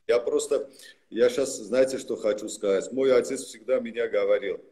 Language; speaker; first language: Russian; non-native, local second language; Armenian